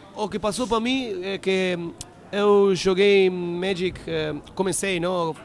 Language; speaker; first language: Portuguese; non-native, learner; Spanish